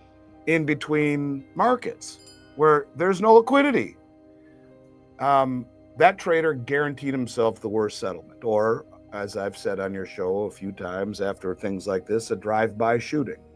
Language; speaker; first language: English; native; English